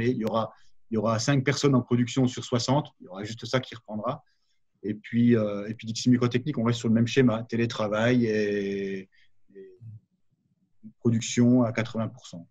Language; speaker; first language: French; native; French